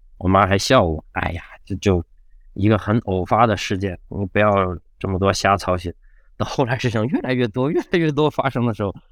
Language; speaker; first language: Chinese; native; Chinese